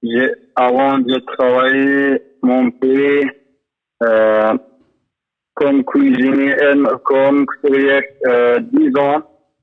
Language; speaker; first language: French; non-native, learner; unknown